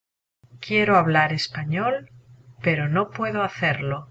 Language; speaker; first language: Spanish; non-native, learner; English